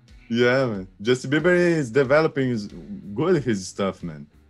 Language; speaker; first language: English; non-native, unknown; Portuguese